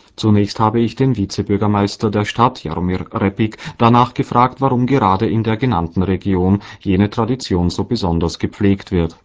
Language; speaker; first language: German; native; German